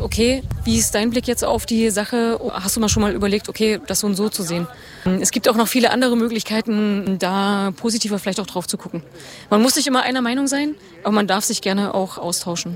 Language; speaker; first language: German; native; German